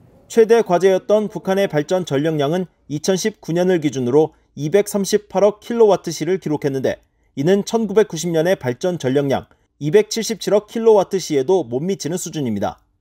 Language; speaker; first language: Korean; native; Korean